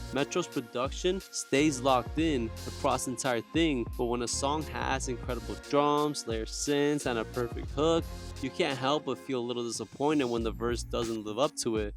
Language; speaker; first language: English; native; English